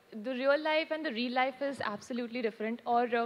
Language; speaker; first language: Hindi; native; Hindi